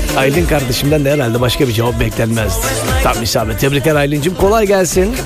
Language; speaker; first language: Turkish; native; Turkish